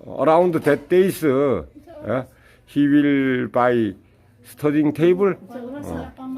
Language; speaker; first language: English; non-native, learner; Korean